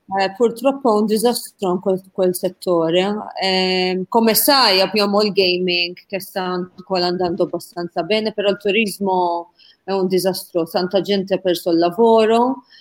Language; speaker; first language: Italian; non-native, fluent; Maltese